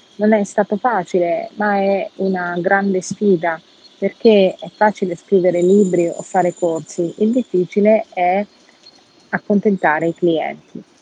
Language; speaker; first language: Italian; native; Italian